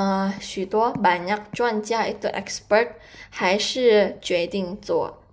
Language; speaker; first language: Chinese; non-native, fluent; Indonesian